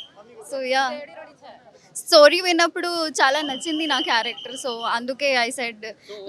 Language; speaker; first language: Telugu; non-native, learner; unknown